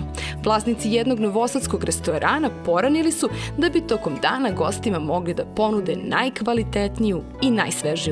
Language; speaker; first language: Serbian; native; Serbian